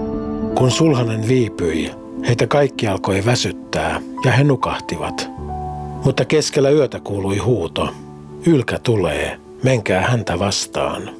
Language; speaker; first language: Finnish; native; Finnish